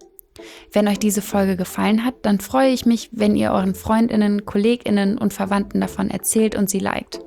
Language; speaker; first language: German; native; German